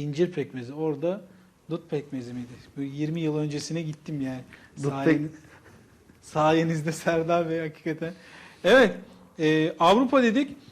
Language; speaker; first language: Turkish; native; Turkish